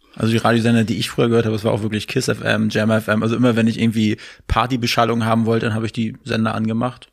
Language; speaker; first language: German; native; German